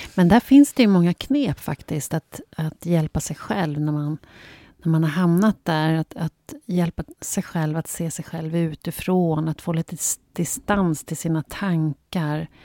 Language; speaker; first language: Swedish; native; Swedish